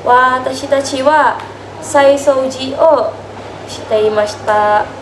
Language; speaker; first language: Japanese; non-native, learner; Indonesian